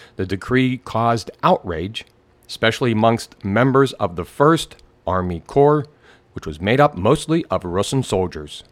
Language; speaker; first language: English; native; English